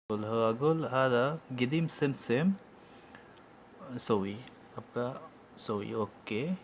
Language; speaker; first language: Arabic; non-native, learner; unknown